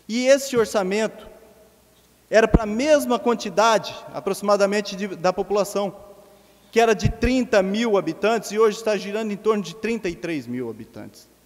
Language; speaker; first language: Portuguese; native; Portuguese